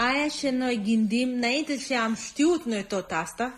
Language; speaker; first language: Romanian; non-native, fluent; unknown